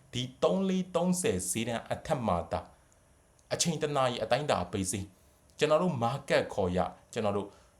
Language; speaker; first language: Burmese; native; Burmese